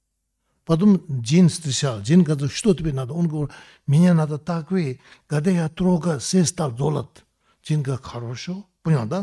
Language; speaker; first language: Russian; non-native, learner; Tibetan